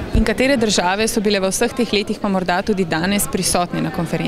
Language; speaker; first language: Slovenian; native; Slovenian